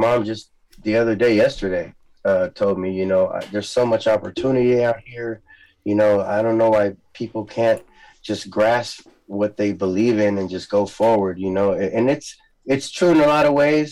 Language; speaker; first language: English; early bilingual, other home language; Spanish